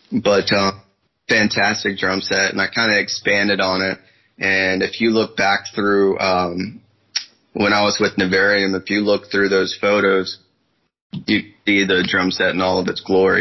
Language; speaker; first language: English; native; English